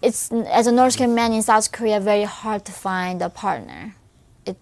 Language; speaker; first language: English; non-native, fluent; Korean